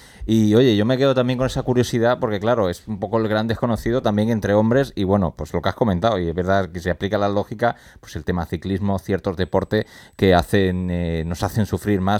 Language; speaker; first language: Spanish; native; Spanish